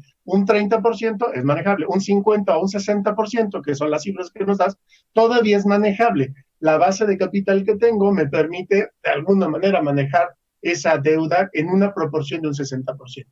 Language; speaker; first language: Spanish; native; Spanish